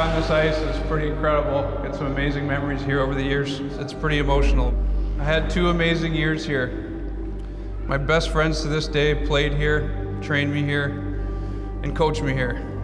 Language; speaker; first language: English; native; English